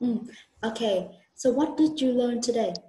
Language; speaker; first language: English; non-native, learner; Vietnamese